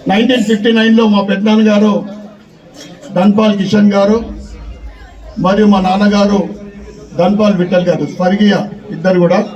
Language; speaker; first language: Telugu; native; Telugu